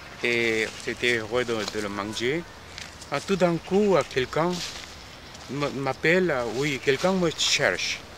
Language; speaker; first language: French; non-native, fluent; Korean